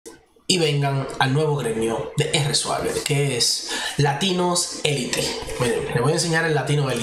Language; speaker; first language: Spanish; native; Spanish